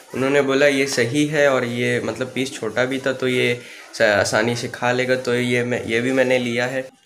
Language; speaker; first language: Hindi; non-native, local second language; Tamil